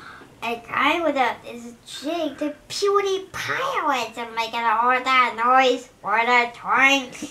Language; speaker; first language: English; native; English